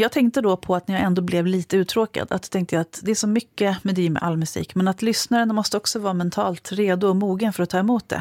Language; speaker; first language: Swedish; native; Swedish